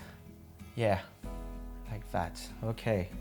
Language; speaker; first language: English; non-native, learner; French